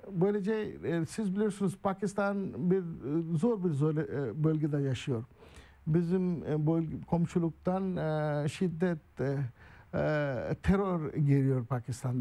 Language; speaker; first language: Turkish; non-native, learner; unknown